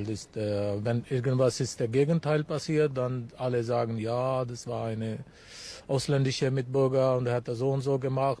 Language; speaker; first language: German; non-native, learner; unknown